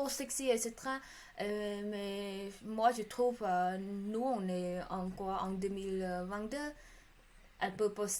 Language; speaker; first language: French; non-native, learner; Khmer